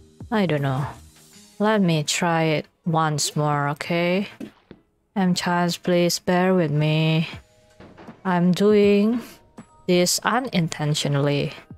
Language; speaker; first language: English; non-native, fluent; Indonesian